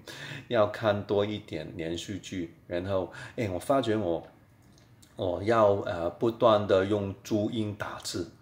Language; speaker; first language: Chinese; non-native, fluent; Cantonese